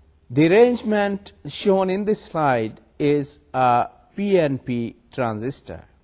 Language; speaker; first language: English; non-native, local second language; Urdu